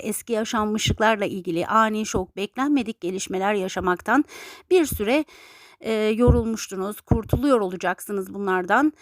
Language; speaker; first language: Turkish; native; Turkish